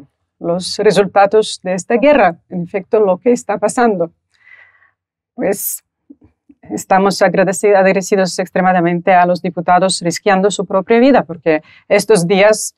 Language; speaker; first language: Spanish; non-native, fluent; Ukrainian